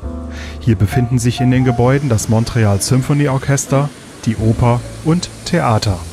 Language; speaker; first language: German; native; German